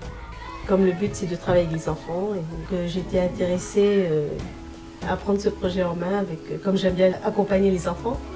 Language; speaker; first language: French; non-native, fluent; Chinese